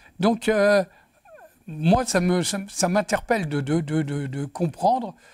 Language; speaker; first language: French; native; French